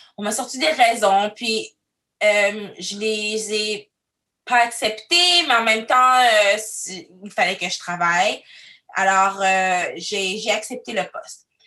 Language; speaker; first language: French; early bilingual, other home language; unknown